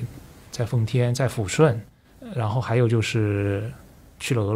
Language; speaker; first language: Chinese; native; Chinese